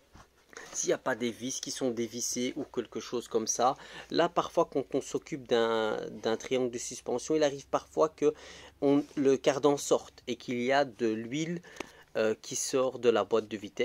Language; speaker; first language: French; native; French